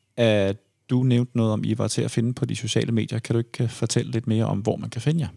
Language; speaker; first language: Danish; native; Danish